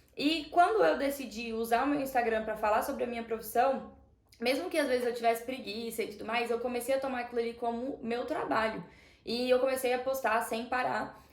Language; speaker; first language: Portuguese; native; Portuguese